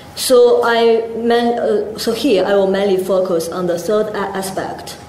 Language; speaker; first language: English; non-native, fluent; Chinese